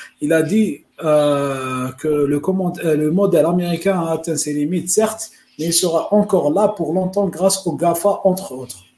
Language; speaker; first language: French; non-native, local second language; Arabic